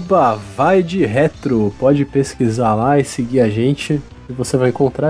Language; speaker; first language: Portuguese; native; Portuguese